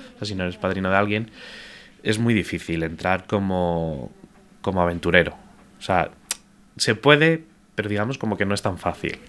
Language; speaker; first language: Spanish; native; Spanish